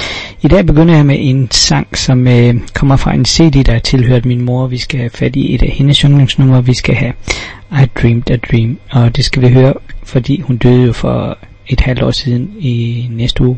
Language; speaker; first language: Danish; native; Danish